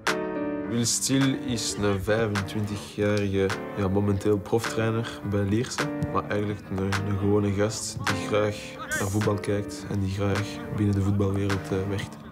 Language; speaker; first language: Dutch; non-native, local second language; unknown